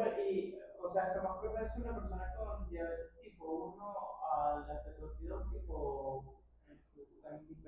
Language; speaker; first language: Spanish; native; Spanish